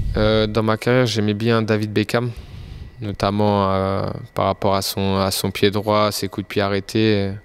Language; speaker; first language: French; native; French